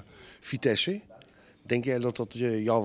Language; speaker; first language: Dutch; native; Dutch